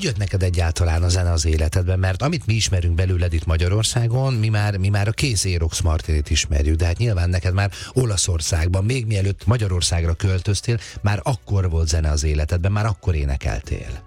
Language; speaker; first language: Hungarian; native; Hungarian